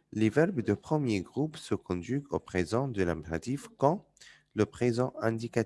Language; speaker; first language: French; non-native, fluent; Arabic